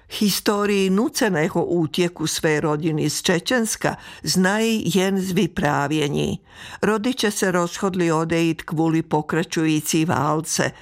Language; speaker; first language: Czech; native; Czech